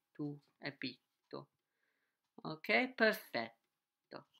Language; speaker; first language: Italian; non-native, learner; English